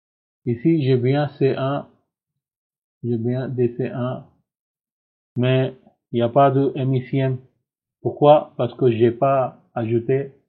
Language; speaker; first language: French; non-native, learner; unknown